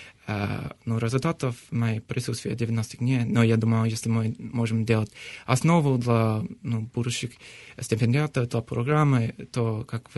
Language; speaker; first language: Russian; non-native, fluent; English